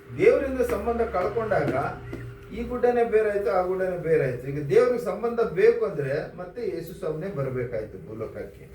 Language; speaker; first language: Kannada; native; Kannada